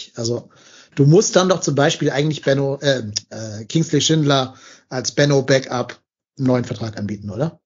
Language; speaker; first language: German; native; German